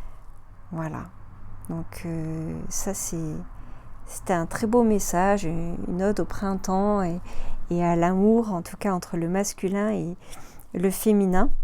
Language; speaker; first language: French; native; French